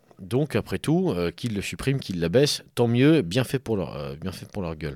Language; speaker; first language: French; native; French